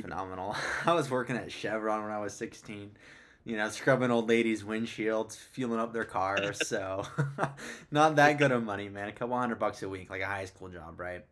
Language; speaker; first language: English; native; English